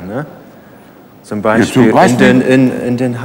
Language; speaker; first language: German; non-native, fluent; English